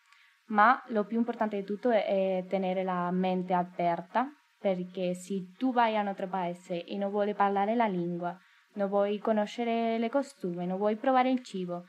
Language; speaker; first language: Italian; non-native, learner; Spanish